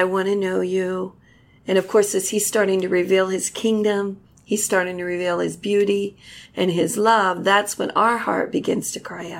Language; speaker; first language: English; native; English